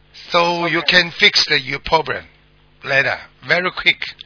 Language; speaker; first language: English; non-native, learner; Chinese